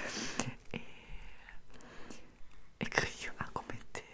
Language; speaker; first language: French; non-native, learner; Russian